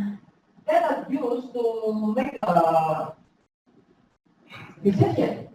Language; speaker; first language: English; non-native, fluent; Indonesian